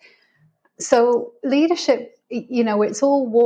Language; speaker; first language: English; native; English